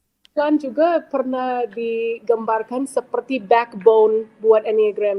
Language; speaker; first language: Indonesian; non-native, fluent; English